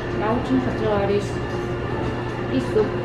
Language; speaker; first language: Russian; non-native, learner; Korean